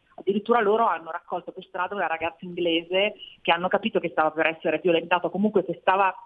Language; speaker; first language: Italian; native; Italian